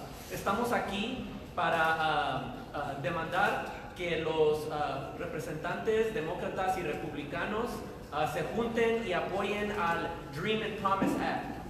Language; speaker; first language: Spanish; native; Spanish